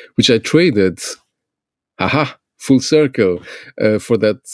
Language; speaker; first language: English; non-native, fluent; Portuguese